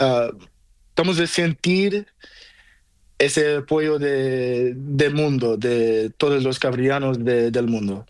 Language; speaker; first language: Spanish; non-native, learner; Portuguese